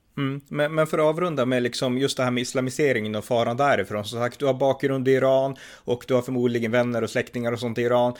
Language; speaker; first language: Swedish; native; Swedish